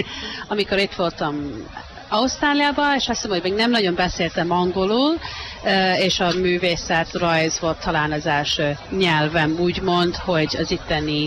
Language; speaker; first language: Hungarian; early bilingual, heritage; Hungarian